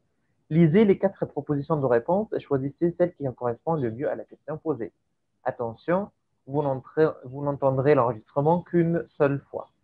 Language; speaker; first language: French; native; French